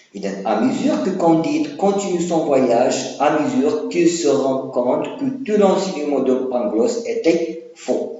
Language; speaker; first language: French; non-native, local second language; Arabic